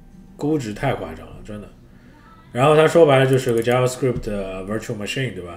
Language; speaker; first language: Chinese; native; Chinese